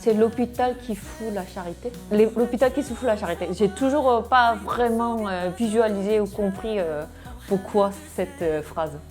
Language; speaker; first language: French; non-native, fluent; Korean